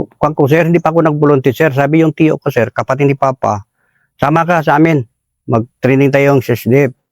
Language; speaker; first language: Filipino; non-native, local second language; Cebuano